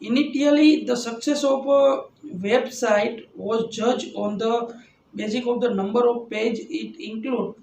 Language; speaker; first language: English; non-native, local second language; Gujarati